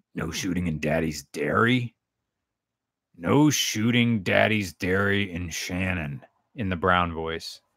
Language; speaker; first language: English; native; English